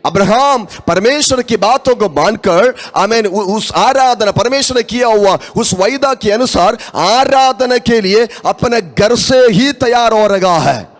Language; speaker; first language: Hindi; non-native, local second language; Malayalam